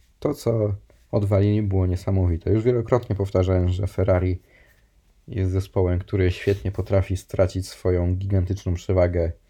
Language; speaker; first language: Polish; native; Polish